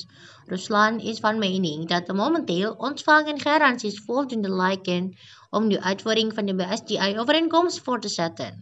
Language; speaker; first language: Dutch; non-native, fluent; Indonesian